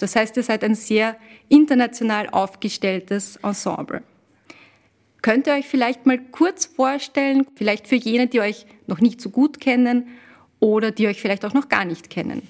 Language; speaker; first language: German; native; German